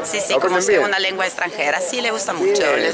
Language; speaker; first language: Spanish; non-native, fluent; Italian